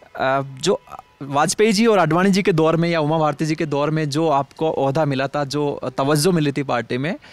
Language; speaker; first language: Hindi; native; Hindi